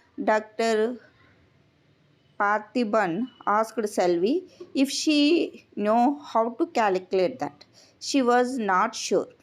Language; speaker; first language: English; non-native, local second language; Telugu